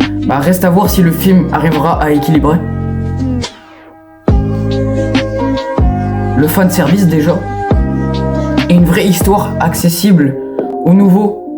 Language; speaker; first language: French; native; French